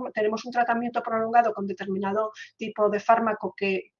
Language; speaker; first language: Spanish; native; Spanish